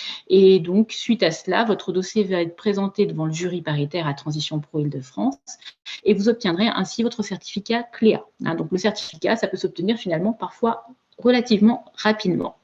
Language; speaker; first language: French; native; French